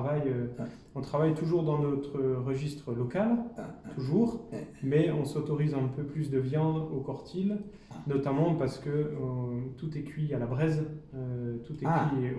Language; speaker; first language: French; native; French